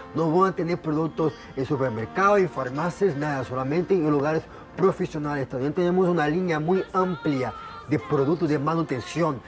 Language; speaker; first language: Spanish; non-native, fluent; Portuguese